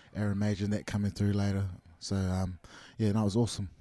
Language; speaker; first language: English; native; English